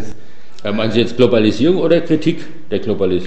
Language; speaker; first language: German; native; German